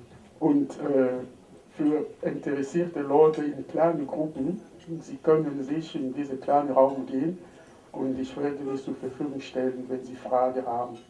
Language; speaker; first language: German; non-native, fluent; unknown